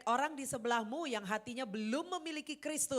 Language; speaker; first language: Indonesian; native; Indonesian